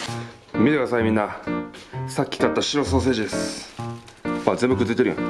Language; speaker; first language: Japanese; native; Japanese